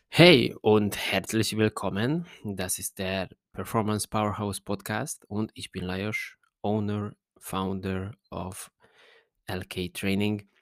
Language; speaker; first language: German; non-native, fluent; Hungarian